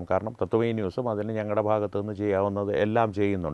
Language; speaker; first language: Malayalam; native; Malayalam